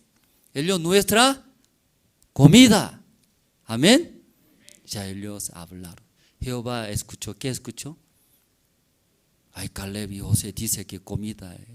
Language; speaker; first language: Spanish; non-native, learner; Korean